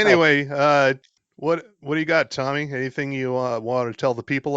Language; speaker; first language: English; native; English